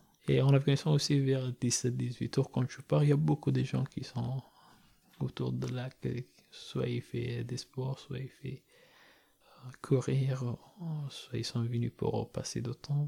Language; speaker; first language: French; non-native, learner; Persian